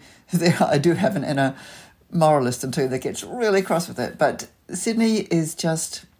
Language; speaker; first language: English; native; English